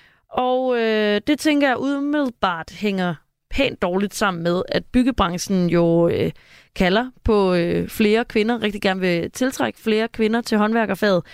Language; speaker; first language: Danish; native; Danish